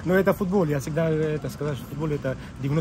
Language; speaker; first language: Russian; non-native, fluent; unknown